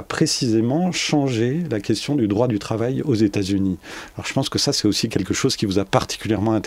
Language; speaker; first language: French; native; French